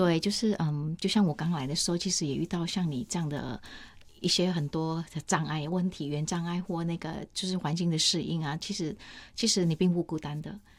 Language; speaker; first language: Chinese; non-native, fluent; Vietnamese